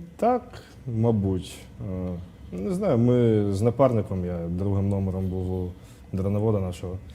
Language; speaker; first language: Ukrainian; non-native, local second language; Russian